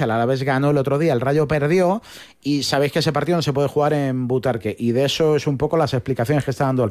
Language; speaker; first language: Spanish; native; Spanish